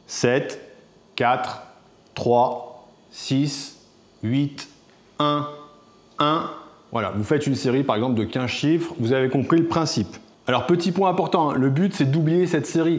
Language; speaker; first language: French; native; French